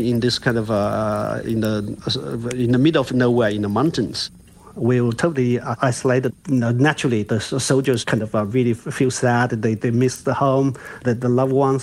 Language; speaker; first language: English; non-native, fluent; Chinese